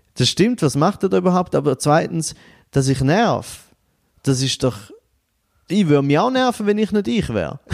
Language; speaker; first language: German; native; German